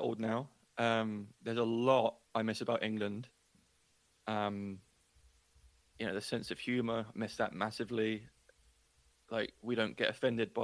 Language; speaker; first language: English; native; English